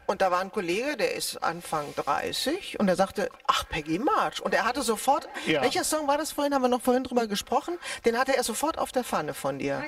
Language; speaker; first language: German; native; German